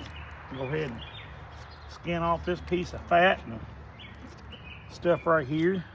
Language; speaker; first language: English; native; English